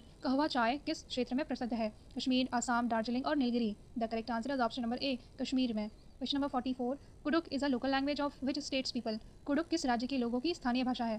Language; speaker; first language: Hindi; native; Hindi